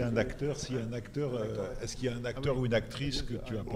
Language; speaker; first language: French; native; French